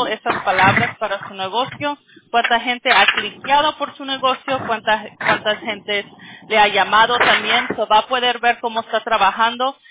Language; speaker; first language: Spanish; early bilingual, other home language; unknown